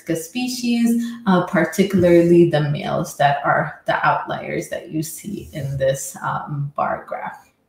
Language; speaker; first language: English; non-native, fluent; Amharic